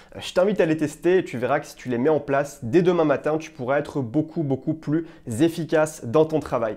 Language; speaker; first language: French; native; French